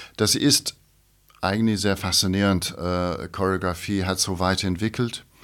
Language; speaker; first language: German; non-native, fluent; English